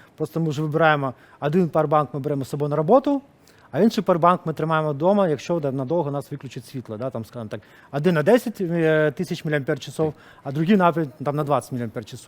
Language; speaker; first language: Ukrainian; non-native, local second language; Russian